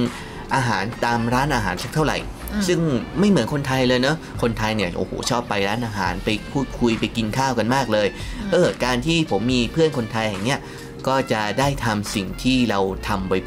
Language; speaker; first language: Thai; native; Thai